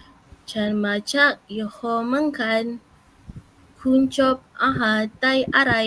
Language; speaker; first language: Thai; non-native, learner; Malay